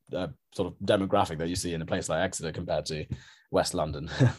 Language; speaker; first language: English; native; English